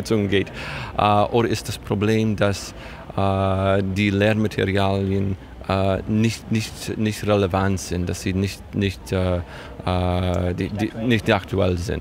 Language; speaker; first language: German; non-native, fluent; English